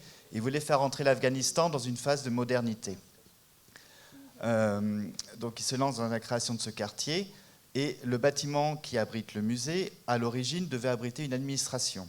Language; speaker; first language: French; native; French